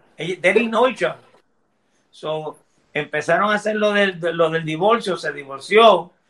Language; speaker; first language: Spanish; early bilingual, heritage; Spanish